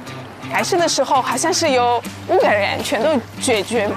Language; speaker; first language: Chinese; non-native, fluent; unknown